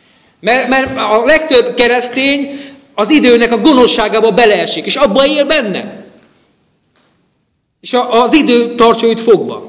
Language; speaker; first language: Hungarian; native; Hungarian